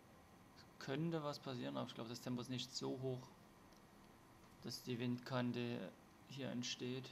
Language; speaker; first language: German; native; German